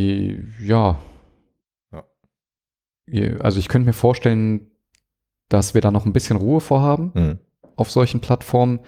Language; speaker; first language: German; native; German